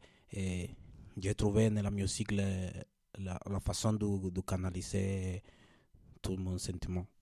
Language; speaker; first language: French; non-native, learner; Spanish